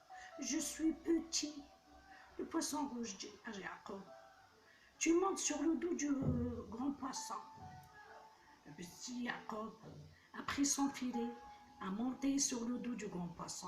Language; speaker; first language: French; non-native, local second language; Arabic